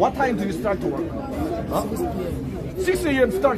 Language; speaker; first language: English; non-native, learner; Korean